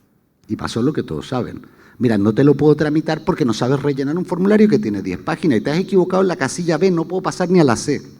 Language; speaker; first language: Spanish; native; Spanish